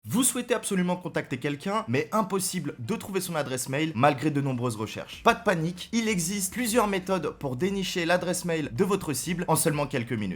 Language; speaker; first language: French; native; French